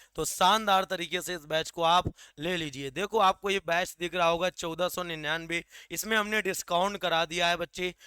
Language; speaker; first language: Hindi; native; Hindi